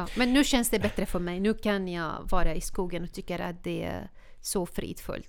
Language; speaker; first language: Swedish; non-native, fluent; Arabic